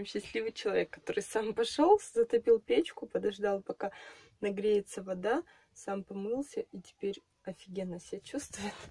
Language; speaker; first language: Russian; native; Russian